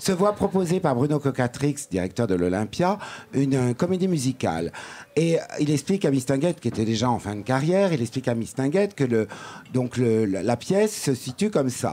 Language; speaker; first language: French; native; French